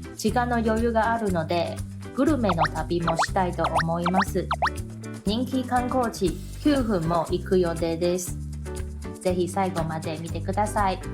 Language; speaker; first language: Japanese; non-native, fluent; Chinese